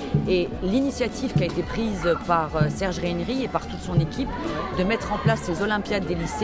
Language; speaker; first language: French; native; French